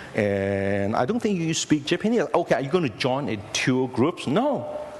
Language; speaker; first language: English; non-native, local second language; Cantonese